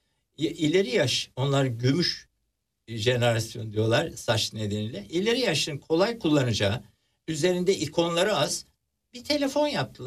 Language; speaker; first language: Turkish; native; Turkish